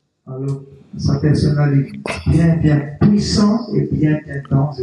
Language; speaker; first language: French; non-native, local second language; Morisyen